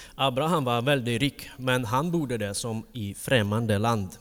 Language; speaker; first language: Swedish; non-native, fluent; Ukrainian